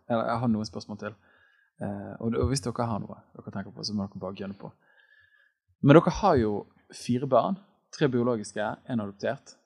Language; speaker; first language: Norwegian; native; Norwegian